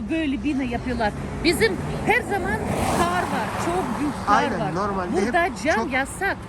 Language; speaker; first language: Turkish; non-native, learner; Russian